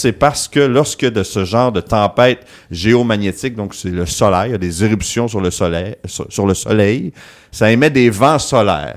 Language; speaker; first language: French; native; French